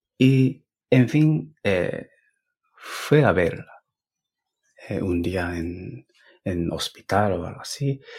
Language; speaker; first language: Spanish; non-native, fluent; Japanese